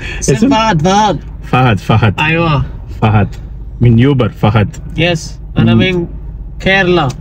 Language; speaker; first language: Arabic; non-native, learner; Tamil